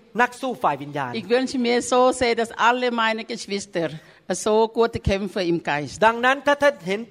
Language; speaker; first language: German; non-native, learner; Thai